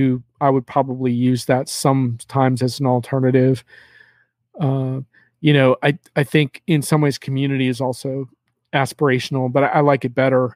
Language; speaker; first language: English; native; English